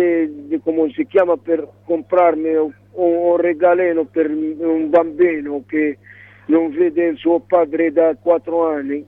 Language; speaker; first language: Italian; non-native, learner; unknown